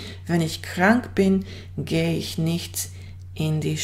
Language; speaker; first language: German; non-native, fluent; Bosnian